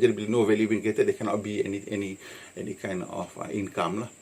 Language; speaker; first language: English; non-native, local second language; Malay